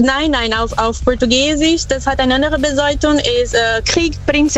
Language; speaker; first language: German; non-native, fluent; Portuguese